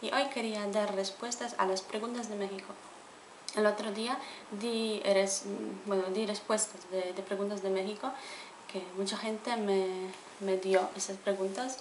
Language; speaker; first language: Spanish; non-native, fluent; Polish